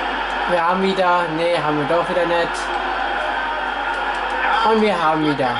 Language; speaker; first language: German; non-native, fluent; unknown